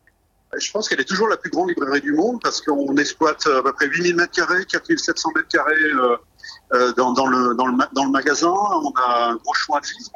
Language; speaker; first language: French; native; French